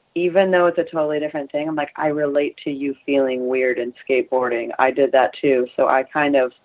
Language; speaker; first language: English; early bilingual, other home language; Polish